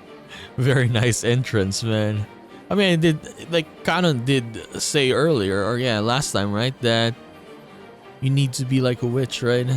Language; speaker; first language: English; native; English